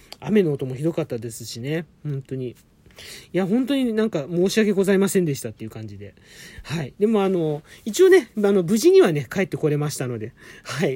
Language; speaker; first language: Japanese; native; Japanese